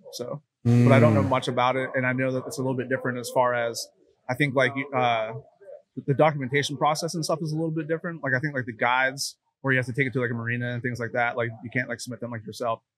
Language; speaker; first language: English; native; English